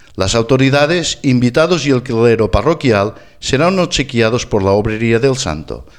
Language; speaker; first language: Spanish; non-native, local second language; Catalan